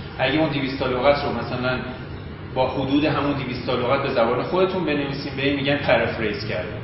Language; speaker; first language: Persian; native; Persian